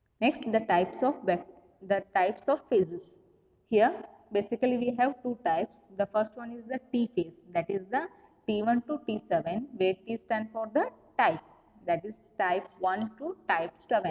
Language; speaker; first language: English; non-native, local second language; Kannada